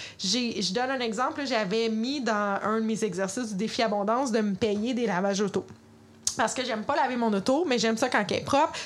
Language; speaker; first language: French; native; French